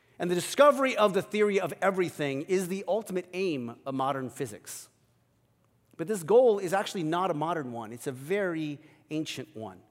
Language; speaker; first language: English; early bilingual, other home language; Korean